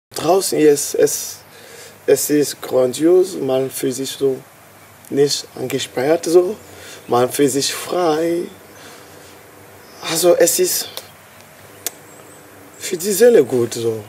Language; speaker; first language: German; non-native, fluent; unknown